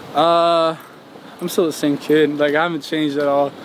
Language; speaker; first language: English; non-native, fluent; Norwegian